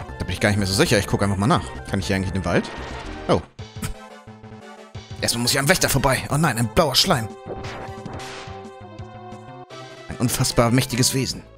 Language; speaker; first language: German; native; German